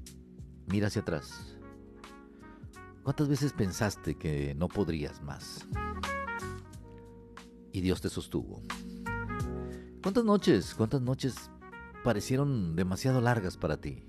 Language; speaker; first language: Spanish; native; Spanish